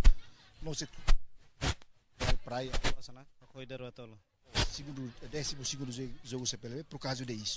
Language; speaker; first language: Portuguese; non-native, local second language; Tetum